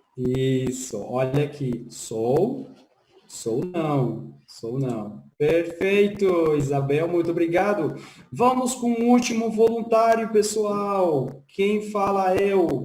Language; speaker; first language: Portuguese; non-native, fluent; Spanish